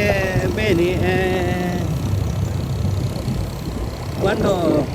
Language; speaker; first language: Italian; non-native, learner; Indonesian